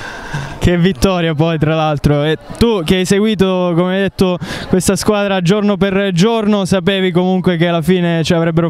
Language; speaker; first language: Italian; native; Italian